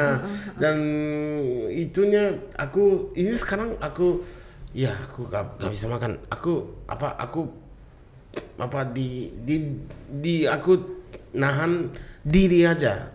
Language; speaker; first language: Indonesian; non-native, learner; Japanese